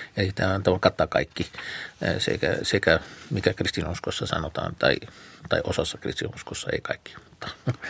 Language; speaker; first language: Finnish; non-native, fluent; Arabic